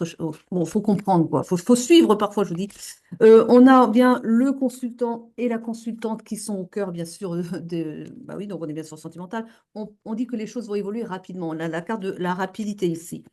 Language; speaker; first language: French; native; French